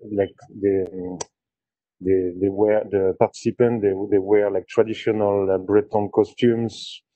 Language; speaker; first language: English; non-native, fluent; French